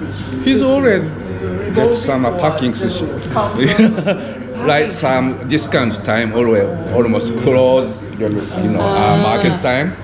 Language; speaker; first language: English; non-native, learner; Japanese